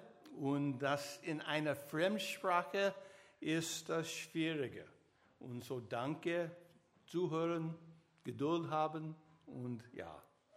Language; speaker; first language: German; non-native, learner; English